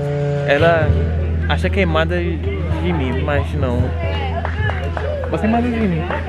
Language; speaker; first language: Portuguese; non-native, learner; English